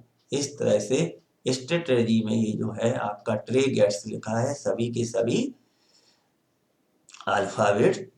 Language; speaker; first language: Hindi; native; Hindi